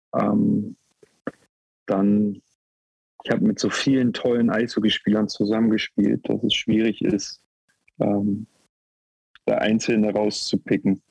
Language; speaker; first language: German; native; German